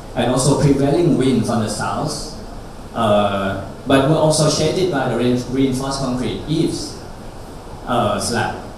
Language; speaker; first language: English; non-native, fluent; Thai